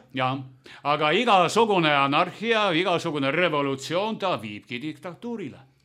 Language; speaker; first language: Estonian; native; Estonian